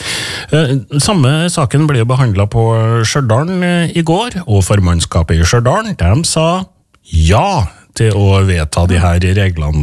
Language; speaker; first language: Norwegian; native; Norwegian